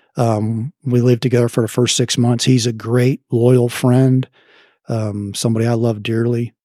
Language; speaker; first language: English; native; English